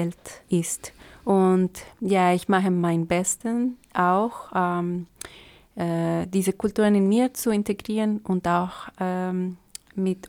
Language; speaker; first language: German; non-native, fluent; Spanish